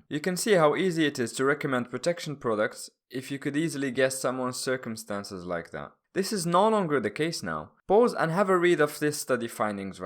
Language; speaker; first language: English; non-native, fluent; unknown